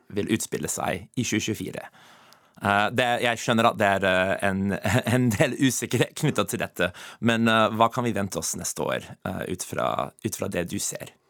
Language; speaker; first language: Norwegian; non-native, fluent; English